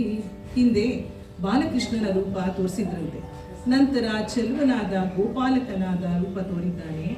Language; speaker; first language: Kannada; native; Kannada